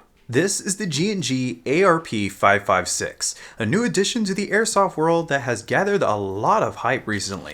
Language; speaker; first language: English; native; English